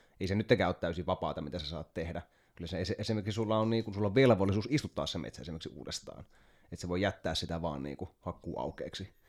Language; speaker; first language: Finnish; native; Finnish